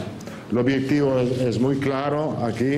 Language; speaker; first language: Spanish; non-native, learner; Italian